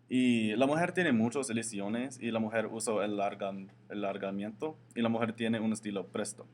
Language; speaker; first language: Spanish; non-native, learner; English